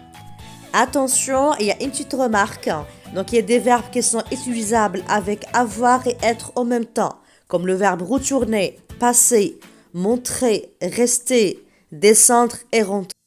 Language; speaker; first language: French; non-native, local second language; Arabic